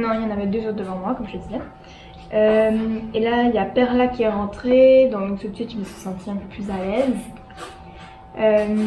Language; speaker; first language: French; native; French